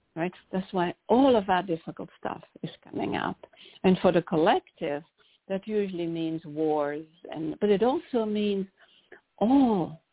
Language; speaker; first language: English; non-native, fluent; French